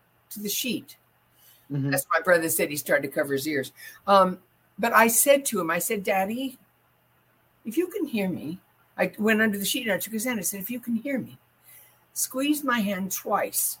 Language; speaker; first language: English; native; English